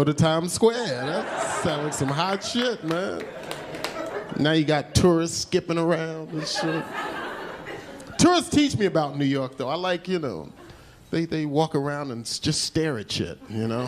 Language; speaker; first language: English; native; English